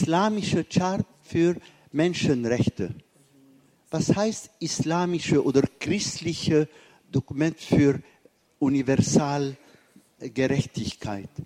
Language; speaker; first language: German; non-native, fluent; Arabic